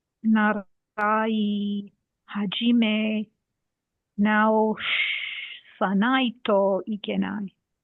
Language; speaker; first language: Japanese; non-native, learner; English